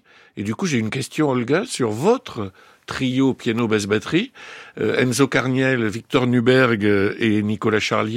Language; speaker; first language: French; native; French